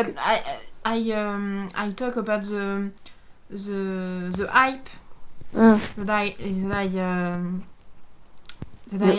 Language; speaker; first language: English; non-native, learner; French